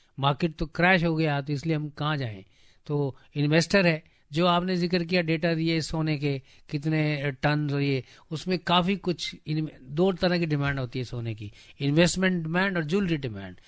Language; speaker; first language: Hindi; native; Hindi